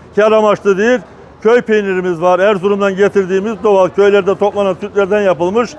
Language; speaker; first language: Turkish; native; Turkish